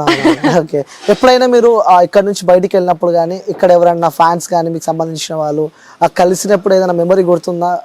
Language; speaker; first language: Telugu; native; Telugu